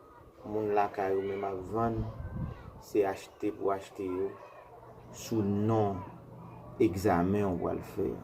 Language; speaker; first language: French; non-native, learner; Haitian Creole